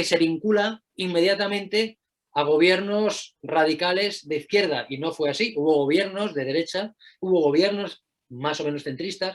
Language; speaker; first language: Spanish; native; Spanish